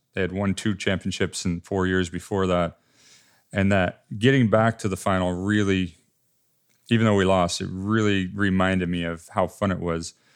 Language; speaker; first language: English; native; English